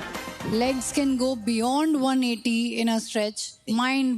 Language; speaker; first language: Hindi; native; Hindi